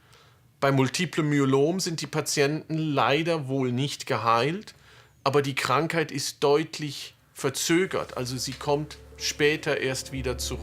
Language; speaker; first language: German; native; German